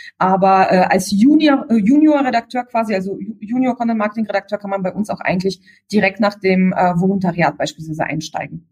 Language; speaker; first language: German; early bilingual, other home language; Bulgarian